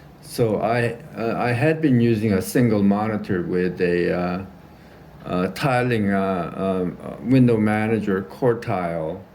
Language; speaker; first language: English; native; English